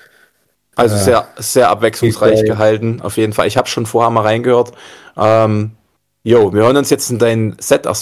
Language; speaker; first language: German; native; German